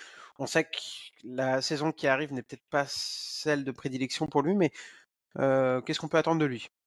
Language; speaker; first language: French; native; French